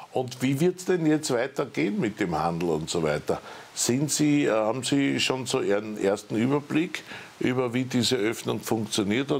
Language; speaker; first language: German; native; German